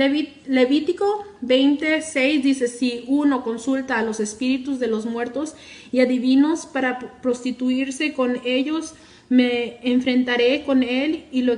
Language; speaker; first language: Spanish; native; Spanish